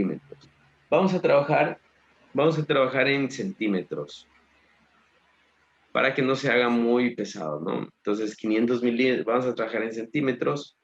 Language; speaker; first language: Spanish; native; Spanish